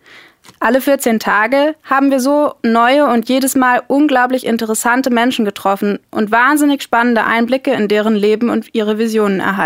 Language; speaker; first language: German; native; German